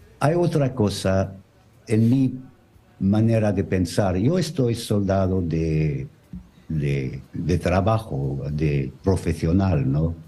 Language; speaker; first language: Spanish; non-native, learner; French